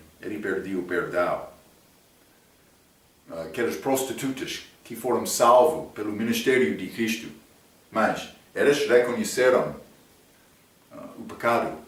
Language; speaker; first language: Portuguese; non-native, fluent; English